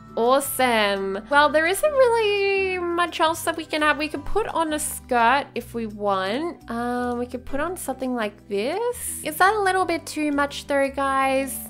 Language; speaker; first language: English; native; English